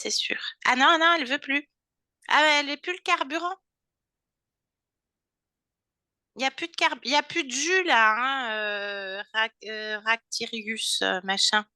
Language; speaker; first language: French; native; French